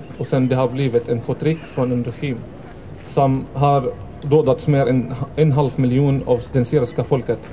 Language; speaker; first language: Swedish; non-native, fluent; Arabic